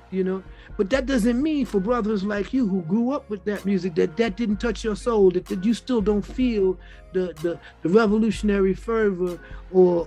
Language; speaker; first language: English; native; English